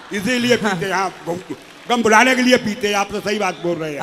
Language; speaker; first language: Hindi; native; Hindi